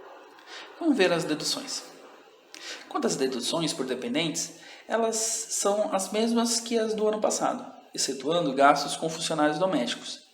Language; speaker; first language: Portuguese; native; Portuguese